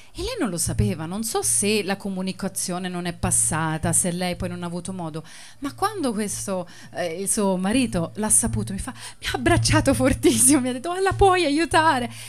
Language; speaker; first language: Italian; native; Italian